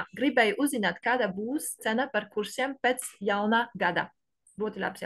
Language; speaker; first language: Latvian; non-native, learner; French